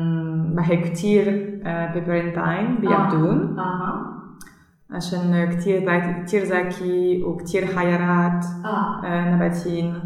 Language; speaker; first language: Arabic; non-native, learner; German